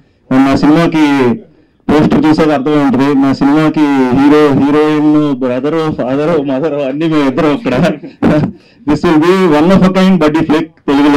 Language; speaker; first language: Telugu; native; Telugu